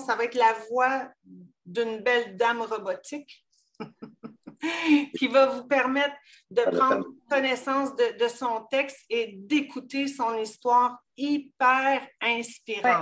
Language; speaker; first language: French; native; French